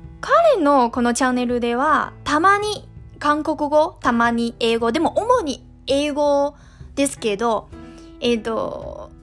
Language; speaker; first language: Japanese; non-native, fluent; Chinese